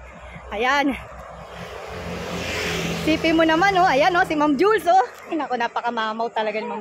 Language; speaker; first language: Filipino; native; Filipino